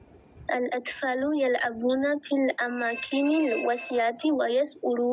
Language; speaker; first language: Arabic; non-native, learner; Bangla